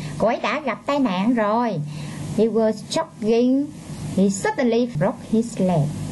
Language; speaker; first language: English; non-native, fluent; Vietnamese